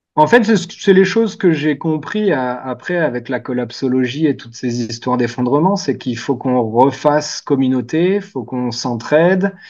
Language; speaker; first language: French; native; French